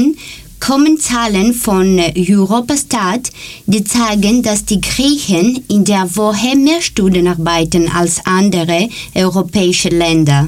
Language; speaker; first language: German; non-native, learner; Greek